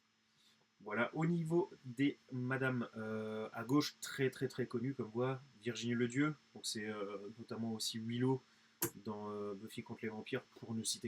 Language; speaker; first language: French; native; French